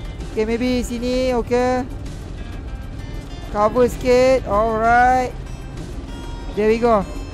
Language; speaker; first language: English; non-native, local second language; Malay